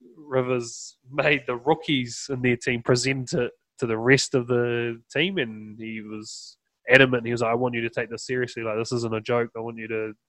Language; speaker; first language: English; native; English